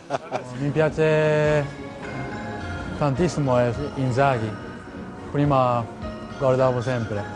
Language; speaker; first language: Italian; non-native, learner; Japanese